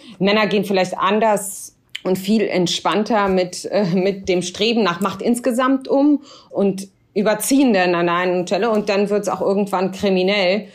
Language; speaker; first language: German; early bilingual, other home language; Arabic